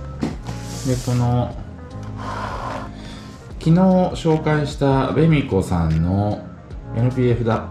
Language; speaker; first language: Japanese; native; Japanese